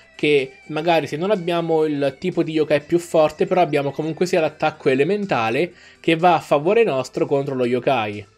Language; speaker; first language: Italian; native; Italian